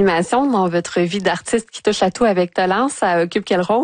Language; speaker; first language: French; native; French